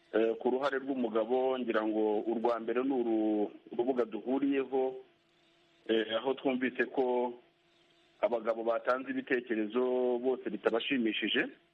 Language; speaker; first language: Kinyarwanda; native; Kinyarwanda